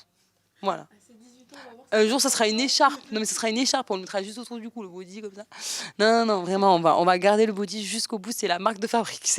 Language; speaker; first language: French; native; French